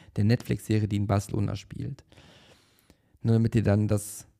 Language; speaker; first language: German; native; German